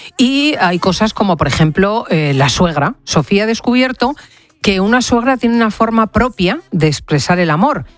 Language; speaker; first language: Spanish; native; Spanish